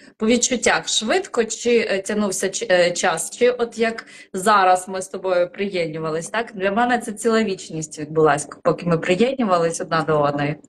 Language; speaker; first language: Ukrainian; native; Ukrainian